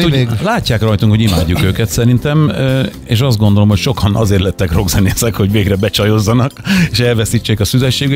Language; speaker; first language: Hungarian; native; Hungarian